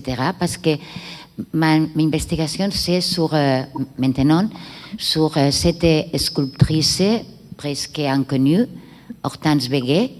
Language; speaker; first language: French; non-native, learner; Catalan